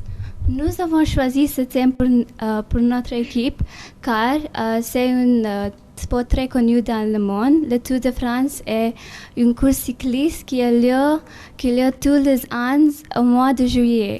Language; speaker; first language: French; non-native, learner; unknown